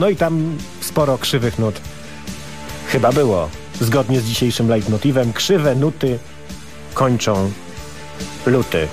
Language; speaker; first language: Polish; native; Polish